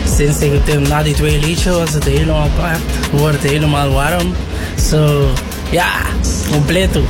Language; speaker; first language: Dutch; non-native, local second language; Papiamento